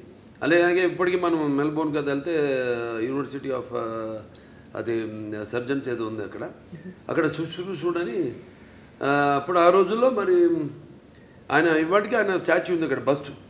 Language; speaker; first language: Telugu; native; Telugu